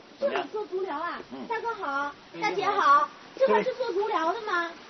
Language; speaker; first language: Chinese; native; Chinese